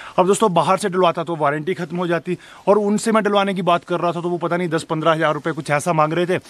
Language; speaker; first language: Hindi; native; Hindi